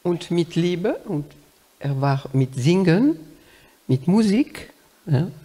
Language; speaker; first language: German; non-native, learner; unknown